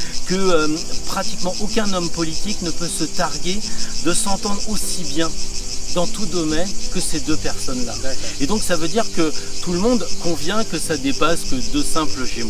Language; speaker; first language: French; native; French